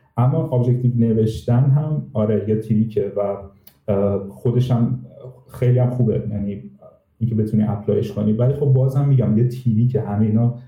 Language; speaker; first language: Persian; native; Persian